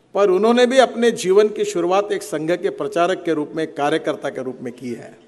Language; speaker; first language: Hindi; non-native, local second language; Marathi